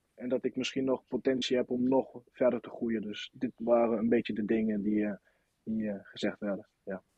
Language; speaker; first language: Dutch; non-native, fluent; French